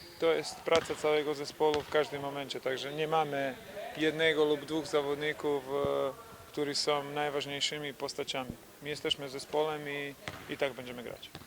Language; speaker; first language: Polish; non-native, fluent; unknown